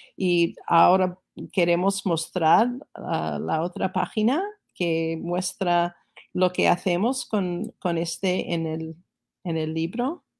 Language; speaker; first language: Spanish; non-native, fluent; English